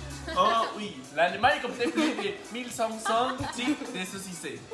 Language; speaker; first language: French; non-native, learner; Spanish